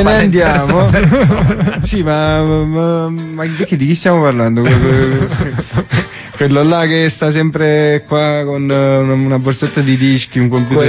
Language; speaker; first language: Italian; native; Italian